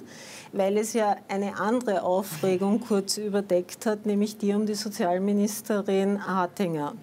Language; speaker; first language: German; native; German